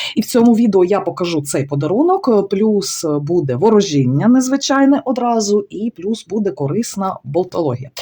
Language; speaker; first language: Ukrainian; non-native, local second language; Russian